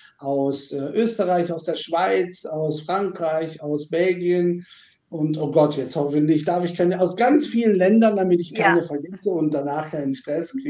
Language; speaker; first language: German; native; German